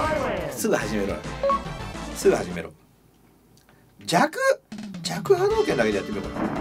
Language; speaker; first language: Japanese; native; Japanese